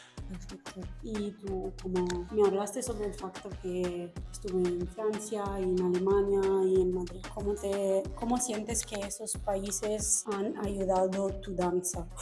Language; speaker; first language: Spanish; non-native, fluent; Italian